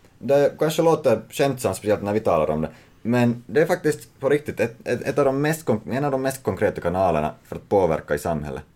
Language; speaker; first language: Swedish; native; Swedish